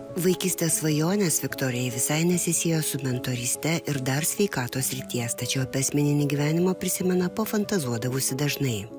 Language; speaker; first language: Lithuanian; native; Lithuanian